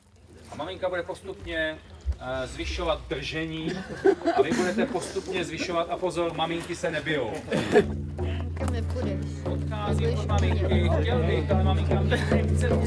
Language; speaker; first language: Czech; native; Czech